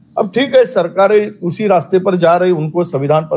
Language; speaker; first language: Hindi; non-native, local second language; Marathi